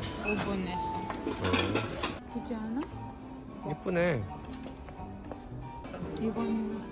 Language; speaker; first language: Korean; non-native, learner; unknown